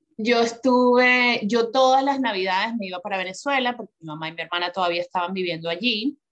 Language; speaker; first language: Spanish; native; Spanish